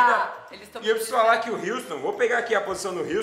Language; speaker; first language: Portuguese; native; Portuguese